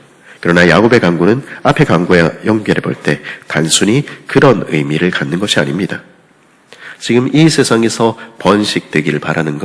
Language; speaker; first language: Korean; native; Korean